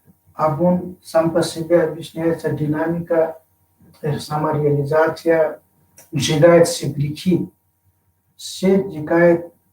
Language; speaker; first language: Russian; non-native, fluent; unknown